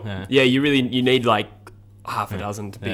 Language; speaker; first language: English; native; English